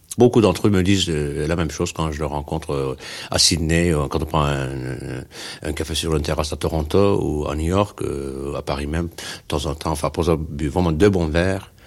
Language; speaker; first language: French; non-native, fluent; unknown